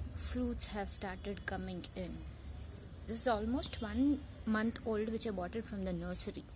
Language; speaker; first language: English; non-native, local second language; Telugu